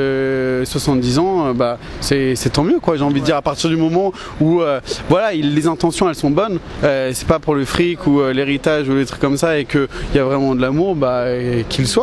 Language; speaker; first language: French; native; French